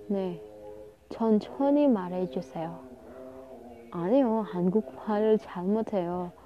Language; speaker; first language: Korean; non-native, learner; Indonesian